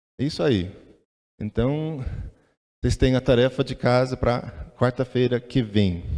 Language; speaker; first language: Portuguese; non-native, fluent; English